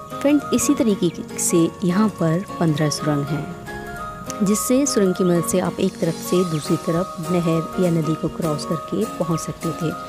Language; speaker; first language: Hindi; native; Hindi